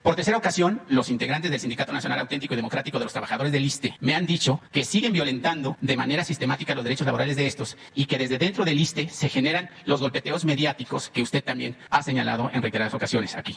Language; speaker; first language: Spanish; native; Spanish